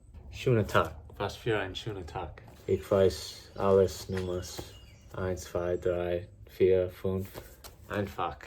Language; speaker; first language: German; non-native, learner; English